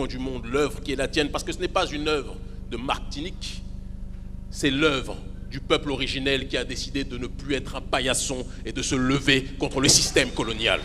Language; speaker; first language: French; native; French